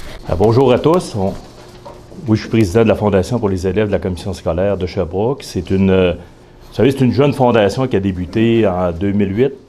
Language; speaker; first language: French; native; French